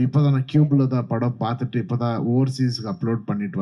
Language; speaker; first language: Tamil; non-native, fluent; Kannada